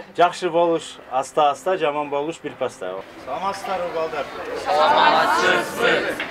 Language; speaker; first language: Kyrgyz; non-native, local second language; Russian